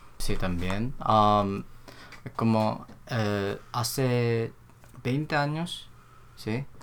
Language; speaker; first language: Spanish; non-native, learner; Korean